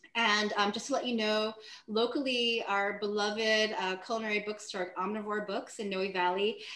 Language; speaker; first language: English; native; English